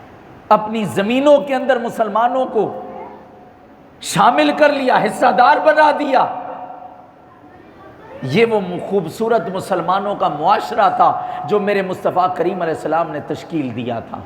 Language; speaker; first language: Urdu; native; Urdu